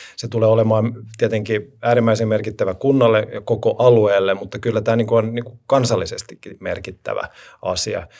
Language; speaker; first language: Finnish; non-native, local second language; Swedish